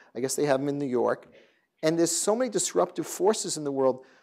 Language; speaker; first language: English; native; English